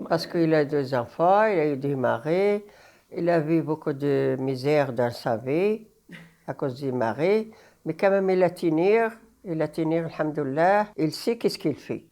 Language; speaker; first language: French; non-native, learner; Arabic